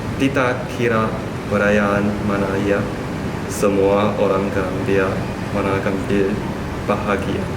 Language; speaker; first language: Indonesian; non-native, learner; Chinese